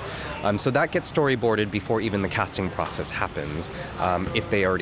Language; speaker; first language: English; native; English